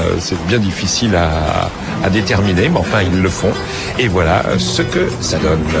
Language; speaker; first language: French; native; French